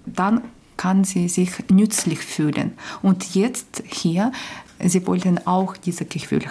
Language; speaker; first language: German; non-native, learner; Ukrainian